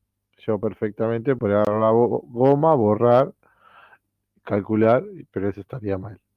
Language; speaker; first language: Spanish; native; Spanish